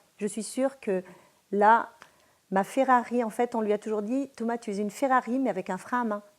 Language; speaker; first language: French; early bilingual, other home language; Spanish